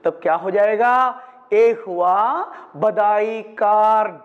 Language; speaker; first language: Hindi; non-native, local second language; Malayalam